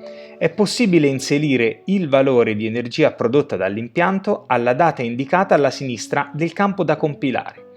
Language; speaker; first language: Italian; native; Italian